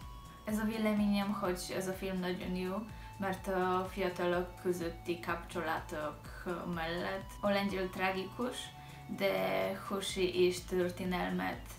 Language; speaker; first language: Hungarian; non-native, learner; Polish